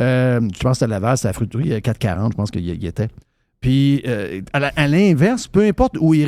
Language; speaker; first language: French; native; French